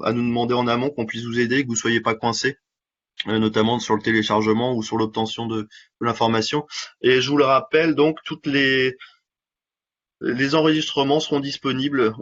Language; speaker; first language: French; native; French